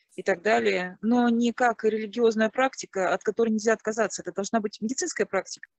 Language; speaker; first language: Russian; native; Russian